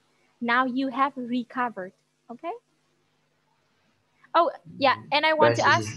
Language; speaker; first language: English; non-native, fluent; Vietnamese